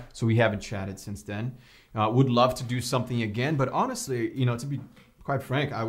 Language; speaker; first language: English; non-native, fluent; Portuguese